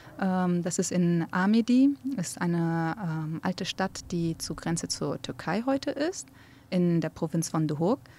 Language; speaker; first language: German; early bilingual, other home language; Central Kurdish